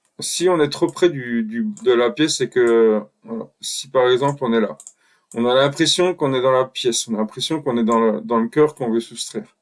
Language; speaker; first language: French; native; French